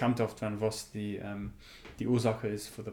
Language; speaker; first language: German; non-native, learner; English